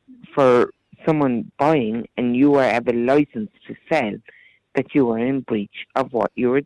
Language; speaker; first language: English; native; English